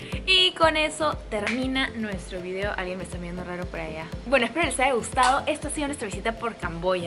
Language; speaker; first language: Spanish; native; Spanish